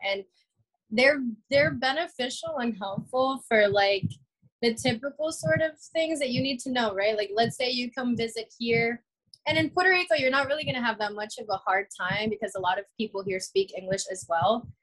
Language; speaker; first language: English; early bilingual, other home language; Spanish